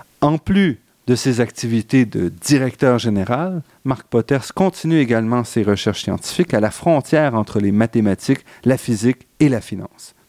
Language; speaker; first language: French; native; French